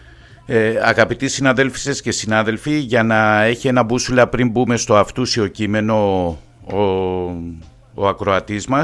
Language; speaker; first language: Greek; native; Greek